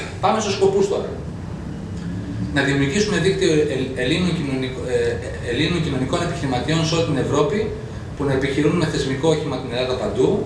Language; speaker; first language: Greek; native; Greek